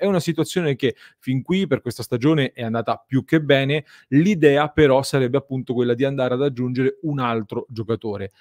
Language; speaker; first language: Italian; native; Italian